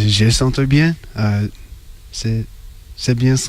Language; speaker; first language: French; non-native, learner; English